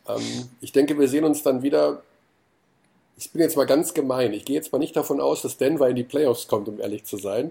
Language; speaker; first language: German; native; German